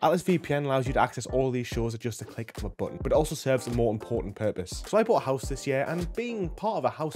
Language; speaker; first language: English; native; English